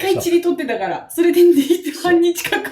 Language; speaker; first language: Japanese; native; Japanese